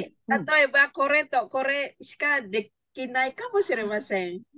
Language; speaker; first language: Japanese; non-native, learner; Indonesian